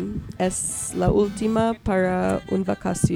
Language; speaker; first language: Spanish; non-native, learner; English